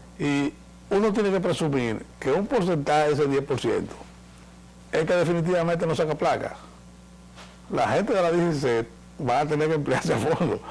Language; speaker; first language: Spanish; native; Spanish